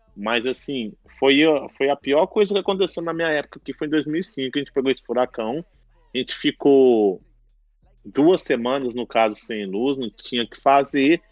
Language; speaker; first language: Portuguese; native; Portuguese